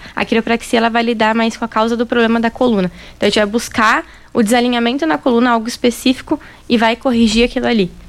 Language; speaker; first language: Portuguese; native; Portuguese